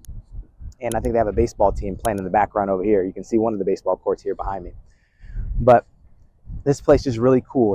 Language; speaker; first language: English; native; English